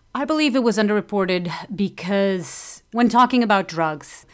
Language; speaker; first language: English; non-native, fluent; Portuguese